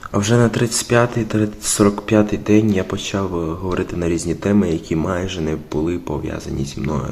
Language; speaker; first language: Ukrainian; native; Ukrainian